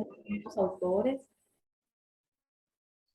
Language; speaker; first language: Spanish; native; Spanish